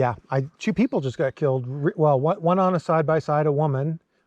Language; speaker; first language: English; native; English